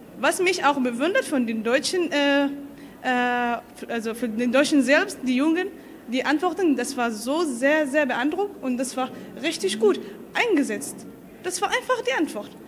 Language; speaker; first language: German; non-native, learner; Arabic